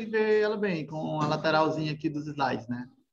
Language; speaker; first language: Portuguese; native; Portuguese